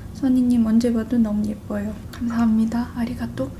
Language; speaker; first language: Korean; early bilingual, other home language; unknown